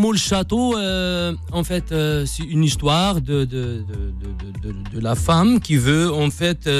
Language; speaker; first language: French; non-native, local second language; Arabic